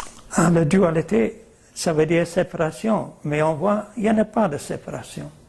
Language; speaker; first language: French; non-native, learner; English